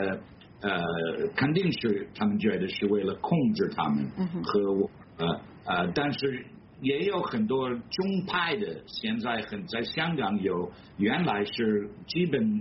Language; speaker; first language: Chinese; non-native, fluent; English